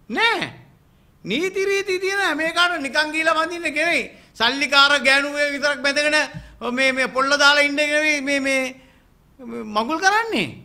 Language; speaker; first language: Sinhala; non-native, local second language; Tamil